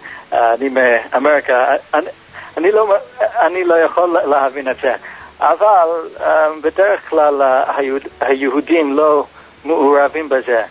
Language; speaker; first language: Hebrew; non-native, fluent; English